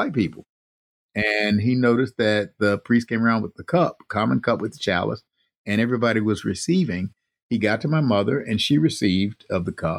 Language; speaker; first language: English; native; English